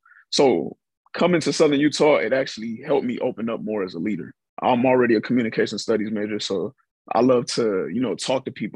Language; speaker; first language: English; native; English